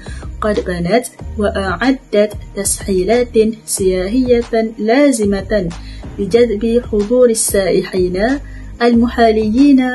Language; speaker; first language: Arabic; non-native, learner; Malay